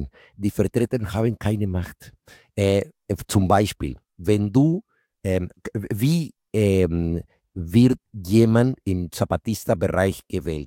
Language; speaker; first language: German; non-native, fluent; Spanish